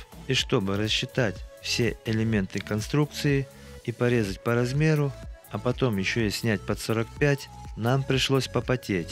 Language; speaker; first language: Russian; native; Russian